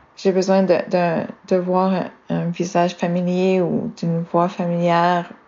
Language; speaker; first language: French; native; French